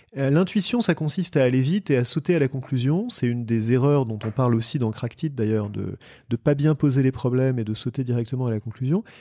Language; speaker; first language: French; native; French